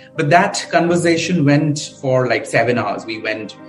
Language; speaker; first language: English; non-native, local second language; Bangla